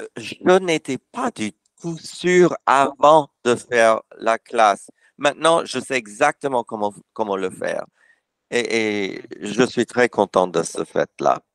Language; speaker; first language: French; non-native, fluent; English